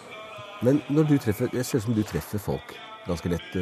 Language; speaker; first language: Norwegian; native; Norwegian